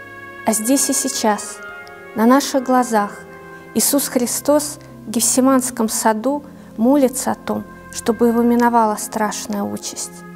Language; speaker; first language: Russian; native; Russian